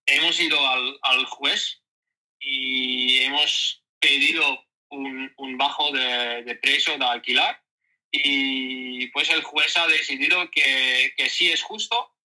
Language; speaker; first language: Spanish; non-native, learner; Dutch